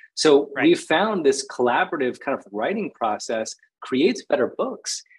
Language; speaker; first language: English; native; English